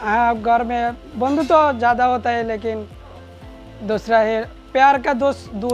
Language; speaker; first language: Hindi; non-native, learner; Bangla